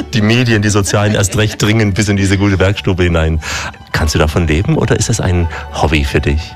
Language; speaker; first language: German; native; German